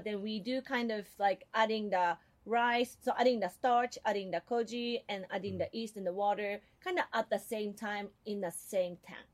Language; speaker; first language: English; non-native, fluent; Japanese